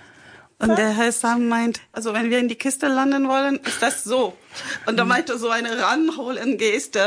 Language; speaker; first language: German; non-native, fluent; French